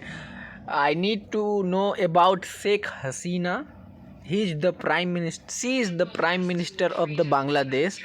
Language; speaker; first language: English; non-native, learner; Hindi